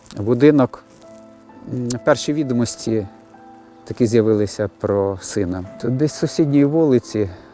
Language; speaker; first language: Ukrainian; native; Ukrainian